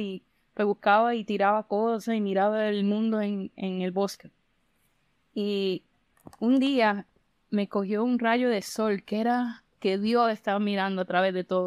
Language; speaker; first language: Spanish; early bilingual, heritage; Spanish